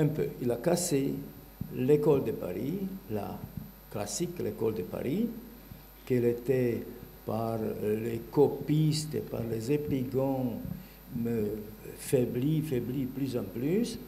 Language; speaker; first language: French; non-native, learner; Bulgarian